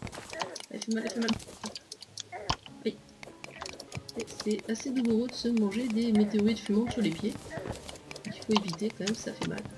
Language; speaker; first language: French; native; French